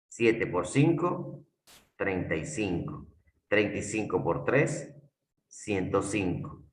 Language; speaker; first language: Spanish; native; Spanish